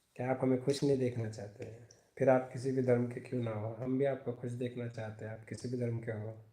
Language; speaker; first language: Hindi; non-native, local second language; Marathi